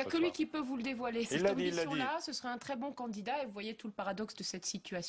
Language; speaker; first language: French; native; French